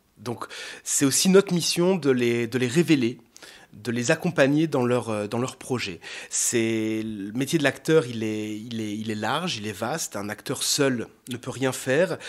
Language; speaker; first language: French; native; French